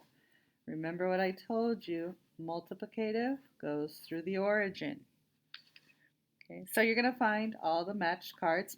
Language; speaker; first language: English; native; English